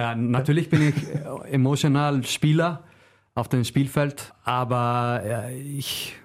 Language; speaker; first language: German; non-native, learner; Icelandic